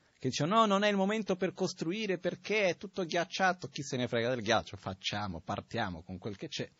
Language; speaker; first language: Italian; non-native, fluent; Portuguese